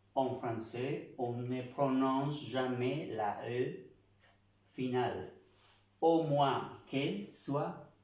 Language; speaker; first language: French; non-native, fluent; Spanish